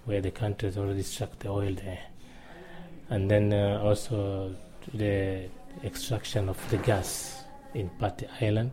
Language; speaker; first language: English; non-native, local second language; Swahili